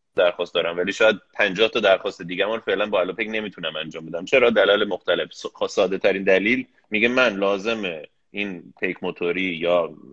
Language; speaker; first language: Persian; early bilingual, heritage; Persian